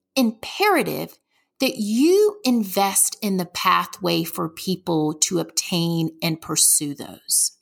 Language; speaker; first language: English; native; English